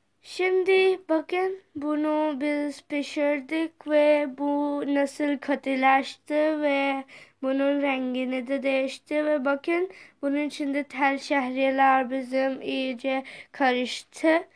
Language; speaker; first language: Turkish; non-native, learner; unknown